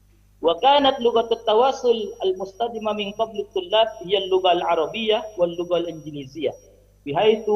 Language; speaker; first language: Arabic; non-native, fluent; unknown